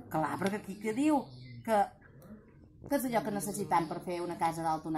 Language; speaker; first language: Catalan; native; Catalan